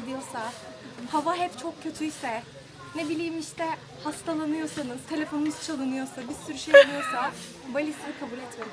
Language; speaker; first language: Turkish; native; Turkish